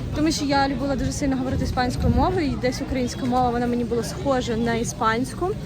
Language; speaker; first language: Ukrainian; non-native, local second language; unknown